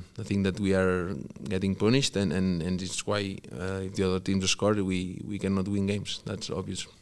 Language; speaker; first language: English; non-native, fluent; Spanish